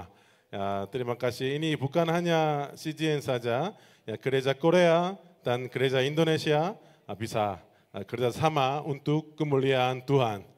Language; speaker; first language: Indonesian; non-native, learner; Korean